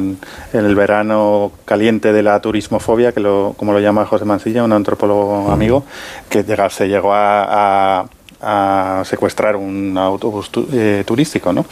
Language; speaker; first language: Spanish; native; Spanish